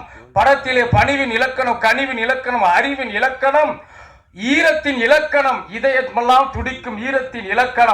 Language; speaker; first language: Tamil; native; Tamil